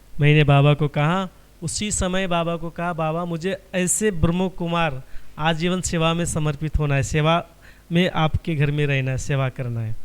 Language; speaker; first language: Hindi; non-native, local second language; Marathi